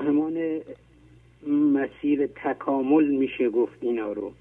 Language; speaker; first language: Persian; native; Persian